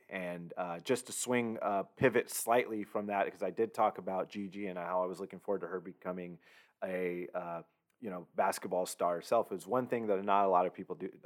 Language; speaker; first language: English; native; English